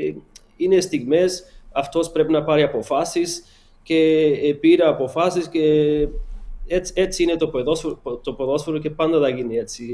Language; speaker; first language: Greek; non-native, learner; Portuguese